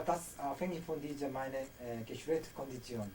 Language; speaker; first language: German; non-native, learner; Korean